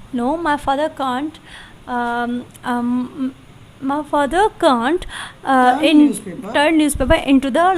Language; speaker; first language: English; non-native, learner; Hindi